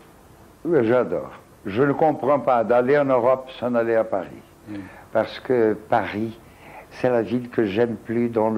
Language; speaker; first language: French; non-native, fluent; Portuguese